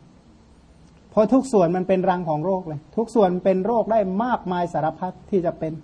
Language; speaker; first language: Thai; non-native, local second language; Khmer